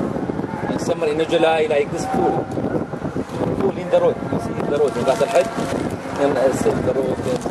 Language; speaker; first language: English; non-native, learner; Arabic